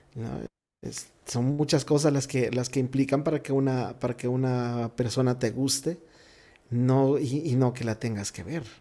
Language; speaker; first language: Spanish; native; Spanish